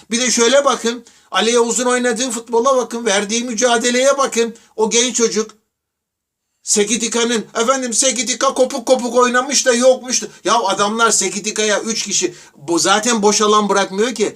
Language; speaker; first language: Turkish; native; Turkish